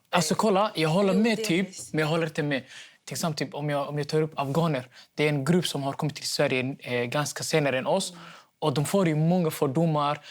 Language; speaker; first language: Swedish; early bilingual, other home language; Somali